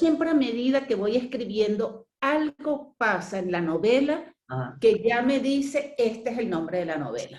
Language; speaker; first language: Spanish; native; Spanish